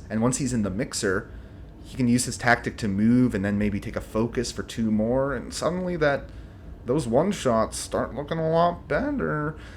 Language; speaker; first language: English; native; English